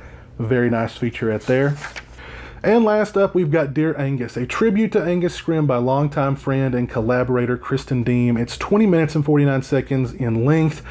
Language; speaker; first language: English; native; English